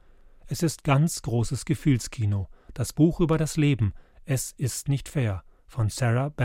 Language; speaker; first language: German; native; German